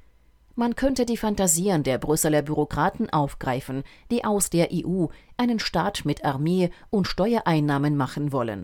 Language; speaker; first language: German; native; German